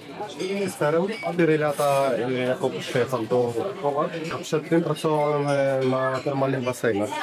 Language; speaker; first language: Polish; non-native, learner; Ukrainian